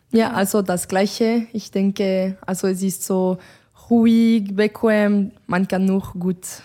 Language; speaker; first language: German; non-native, learner; French